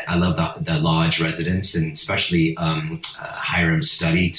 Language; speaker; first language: English; non-native, fluent; Italian